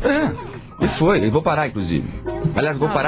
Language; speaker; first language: Portuguese; native; Portuguese